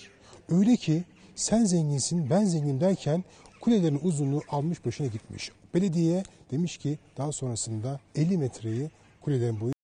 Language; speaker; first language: Turkish; native; Turkish